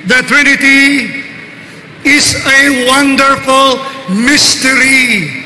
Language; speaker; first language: English; non-native, local second language; Filipino